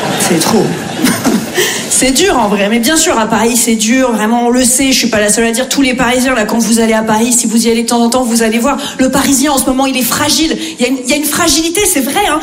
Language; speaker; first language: French; native; French